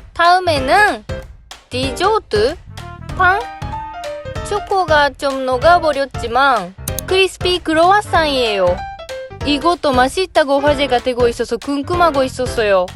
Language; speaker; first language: Korean; non-native, learner; Japanese